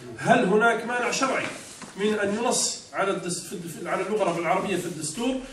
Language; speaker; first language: Arabic; non-native, local second language; Berber languages